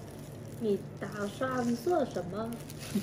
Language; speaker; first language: Chinese; non-native, learner; Vietnamese